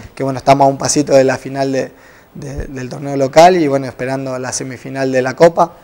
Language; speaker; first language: Spanish; native; Spanish